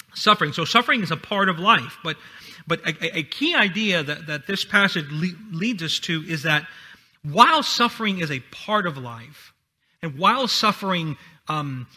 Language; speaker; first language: English; non-native, fluent; Spanish